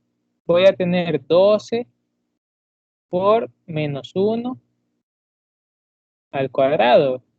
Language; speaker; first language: Spanish; native; Spanish